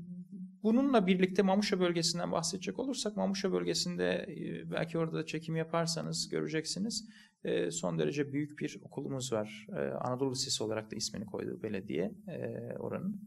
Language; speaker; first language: Turkish; native; Turkish